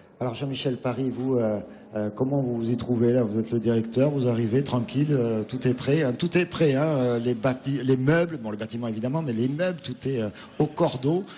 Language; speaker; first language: French; native; French